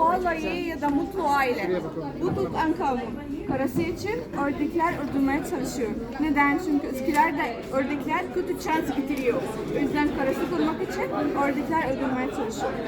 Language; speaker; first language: Turkish; non-native, learner; Arabic